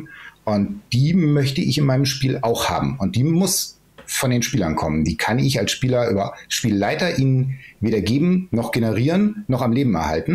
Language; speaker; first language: German; native; German